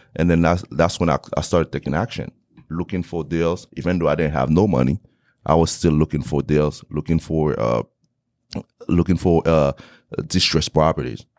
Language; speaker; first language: English; non-native, fluent; Haitian Creole